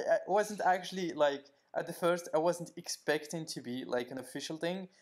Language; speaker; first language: English; non-native, fluent; Arabic